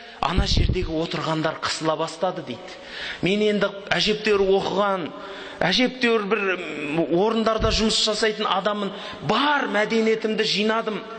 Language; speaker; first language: Kazakh; native; Kazakh